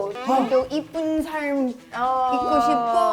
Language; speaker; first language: Korean; non-native, learner; English